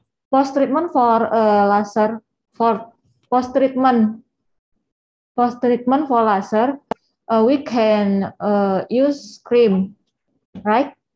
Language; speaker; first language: English; non-native, learner; Indonesian